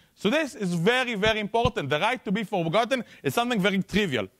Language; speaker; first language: English; non-native, fluent; Hebrew